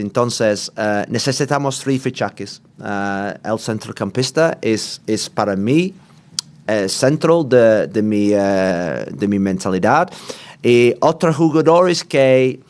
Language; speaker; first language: Spanish; non-native, learner; English